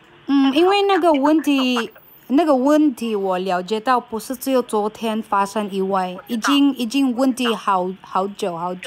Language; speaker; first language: Chinese; non-native, fluent; Filipino